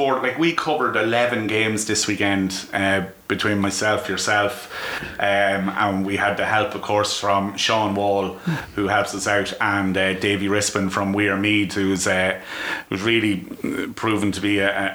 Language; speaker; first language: English; native; English